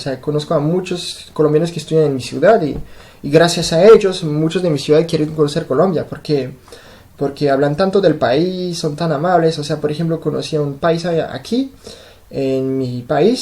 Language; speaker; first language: Spanish; non-native, fluent; French